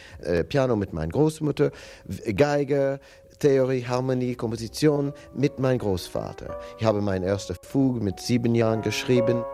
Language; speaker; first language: German; non-native, learner; English